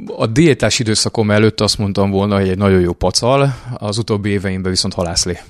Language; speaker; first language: Hungarian; native; Hungarian